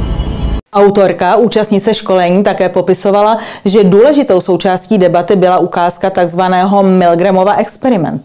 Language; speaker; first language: Czech; native; Czech